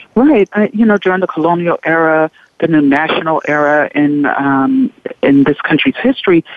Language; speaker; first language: English; native; English